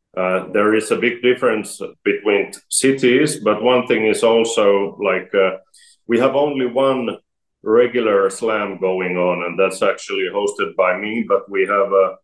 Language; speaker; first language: English; non-native, fluent; Finnish